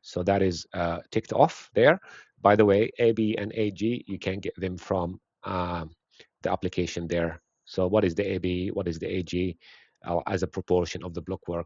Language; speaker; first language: English; non-native, fluent; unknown